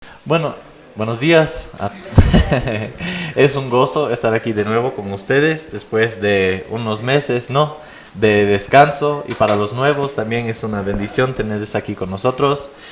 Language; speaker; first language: Spanish; non-native, fluent; English